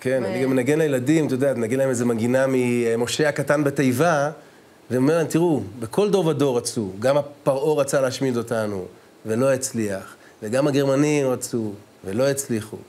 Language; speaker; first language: Hebrew; native; Hebrew